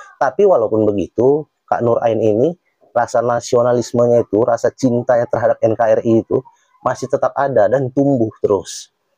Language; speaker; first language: Indonesian; native; Indonesian